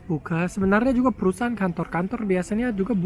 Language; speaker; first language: Indonesian; non-native, fluent; German